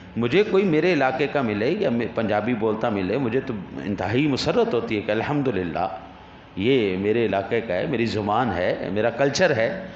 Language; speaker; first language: Urdu; non-native, local second language; Punjabi